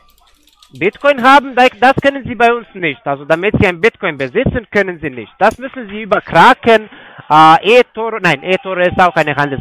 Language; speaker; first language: German; non-native, fluent; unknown